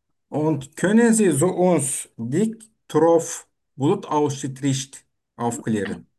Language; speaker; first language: German; non-native, learner; Turkish